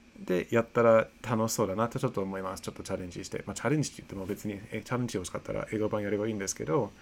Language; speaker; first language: Japanese; non-native, fluent; English